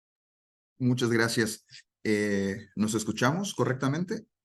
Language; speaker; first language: Spanish; native; Spanish